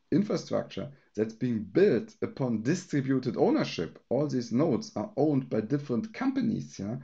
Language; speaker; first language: English; non-native, fluent; German